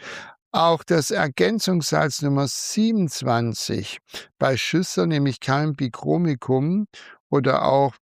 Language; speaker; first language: German; native; German